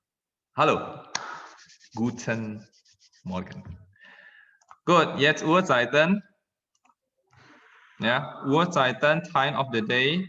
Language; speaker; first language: German; non-native, fluent; Indonesian